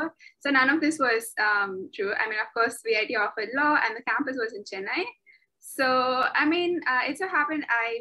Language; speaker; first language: English; non-native, local second language; Tamil